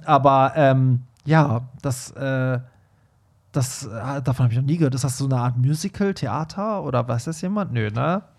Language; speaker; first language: German; early bilingual, other home language; Persian